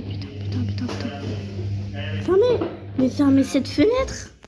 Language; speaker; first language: French; native; French